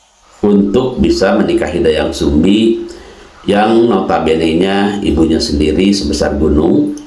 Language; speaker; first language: Indonesian; non-native, local second language; Sundanese